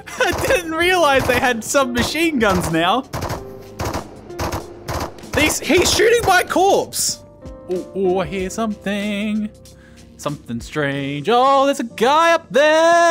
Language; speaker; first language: English; native; English